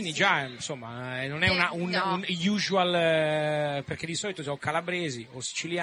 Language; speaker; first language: Italian; native; Italian